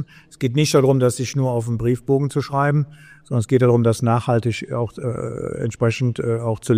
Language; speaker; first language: German; native; German